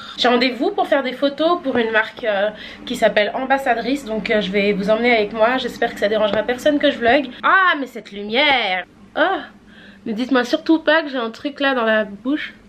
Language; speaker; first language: French; native; French